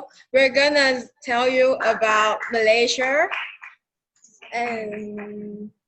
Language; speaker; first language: English; non-native, fluent; Chinese